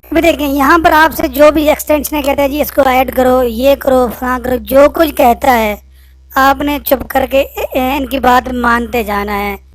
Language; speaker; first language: Urdu; non-native, local second language; Punjabi